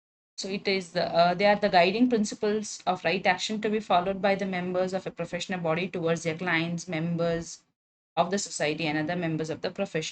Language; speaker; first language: English; non-native, local second language; Kannada